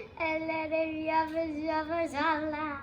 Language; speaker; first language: Turkish; early bilingual, heritage; Turkish